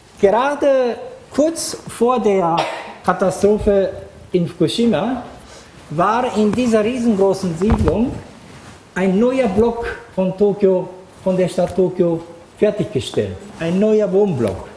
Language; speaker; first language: German; non-native, fluent; Japanese